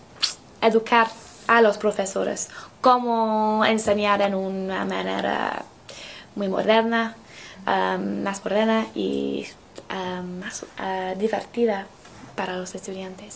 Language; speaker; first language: Spanish; non-native, learner; English